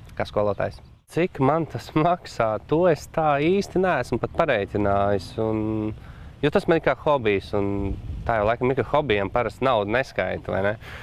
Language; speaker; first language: Latvian; native; Latvian